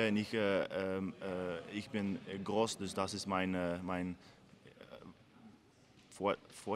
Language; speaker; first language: German; non-native, learner; Dutch